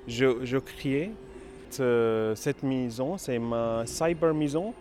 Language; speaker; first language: French; non-native, learner; Arabic